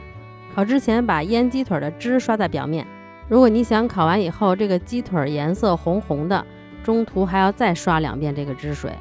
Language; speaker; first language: Chinese; native; Chinese